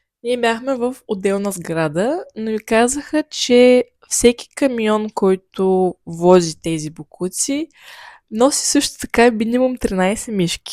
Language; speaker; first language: Bulgarian; native; Bulgarian